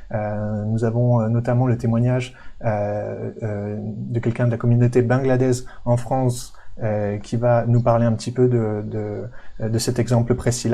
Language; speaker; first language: French; native; French